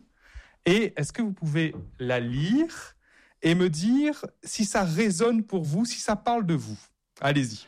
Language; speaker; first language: French; native; French